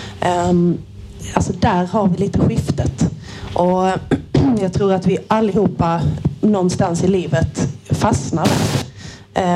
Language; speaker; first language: Swedish; native; Swedish